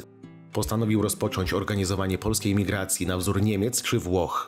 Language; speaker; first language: Polish; native; Polish